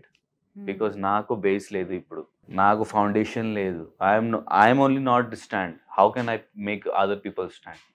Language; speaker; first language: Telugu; non-native, local second language; Hindi